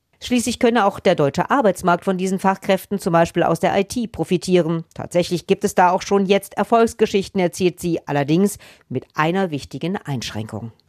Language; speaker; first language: German; native; German